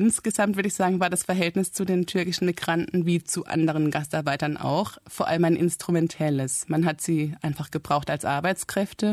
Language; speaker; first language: German; native; German